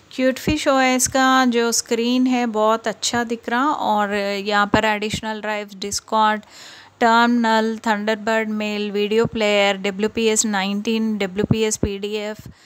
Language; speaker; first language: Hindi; non-native, local second language; Telugu